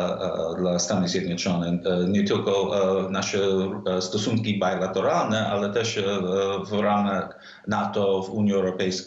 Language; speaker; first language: Polish; non-native, fluent; English